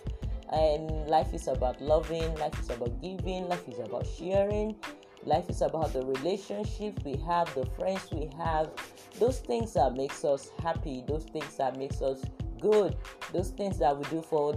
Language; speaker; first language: English; non-native, local second language; Yoruba